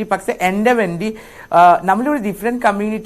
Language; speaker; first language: Malayalam; non-native, local second language; Assamese